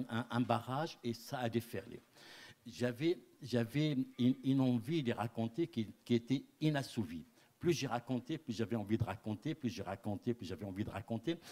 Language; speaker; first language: French; non-native, local second language; Arabic